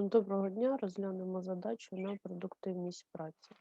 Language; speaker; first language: Ukrainian; native; Ukrainian